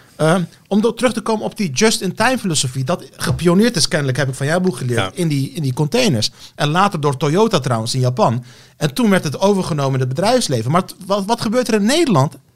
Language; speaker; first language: Dutch; native; Dutch